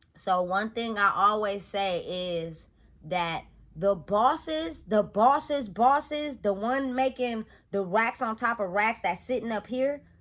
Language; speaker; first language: English; native; English